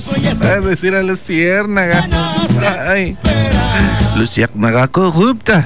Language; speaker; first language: Spanish; native; Spanish